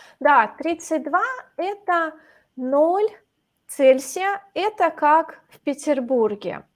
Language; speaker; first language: Russian; native; Russian